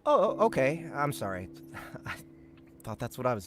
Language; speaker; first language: English; native; English